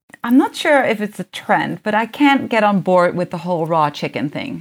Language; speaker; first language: English; early bilingual, other home language; Japanese